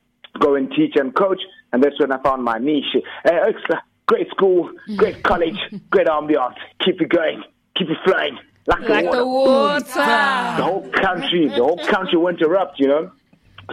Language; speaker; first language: English; non-native, local second language; Xhosa